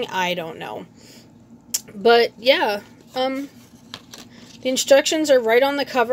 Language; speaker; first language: English; native; English